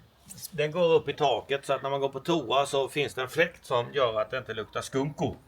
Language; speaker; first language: Swedish; native; Swedish